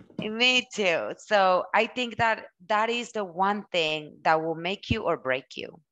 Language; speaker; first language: English; non-native, fluent; Spanish